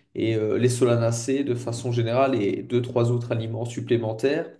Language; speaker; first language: French; native; French